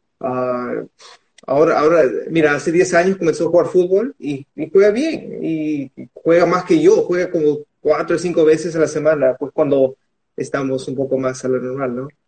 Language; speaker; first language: Spanish; early bilingual, heritage; Spanish